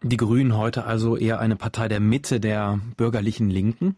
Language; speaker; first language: German; native; German